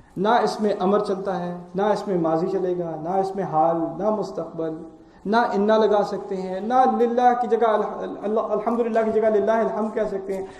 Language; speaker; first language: Urdu; early bilingual, heritage; Urdu